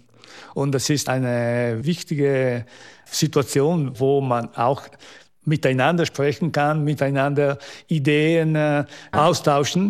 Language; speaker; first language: German; non-native, local second language; Italian